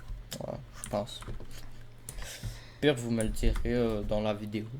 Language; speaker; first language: French; native; French